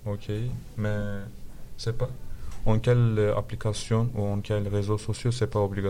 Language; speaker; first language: French; non-native, learner; Arabic